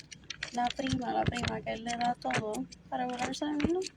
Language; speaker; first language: Spanish; native; Spanish